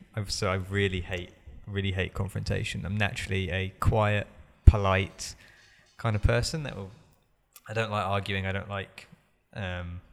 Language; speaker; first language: English; native; English